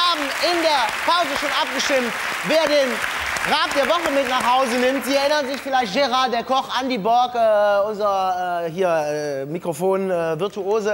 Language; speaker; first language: German; native; German